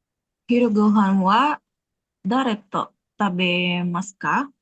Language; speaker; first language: Japanese; non-native, learner; Indonesian